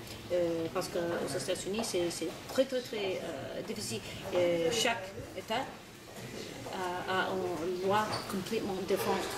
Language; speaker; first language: French; non-native, learner; English